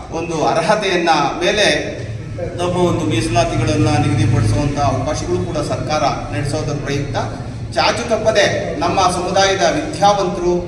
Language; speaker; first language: Kannada; native; Kannada